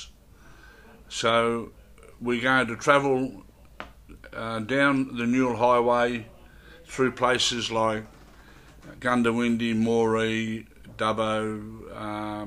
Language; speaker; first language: English; native; English